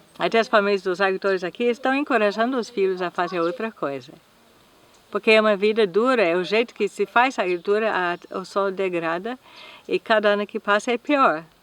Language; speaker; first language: Portuguese; non-native, fluent; English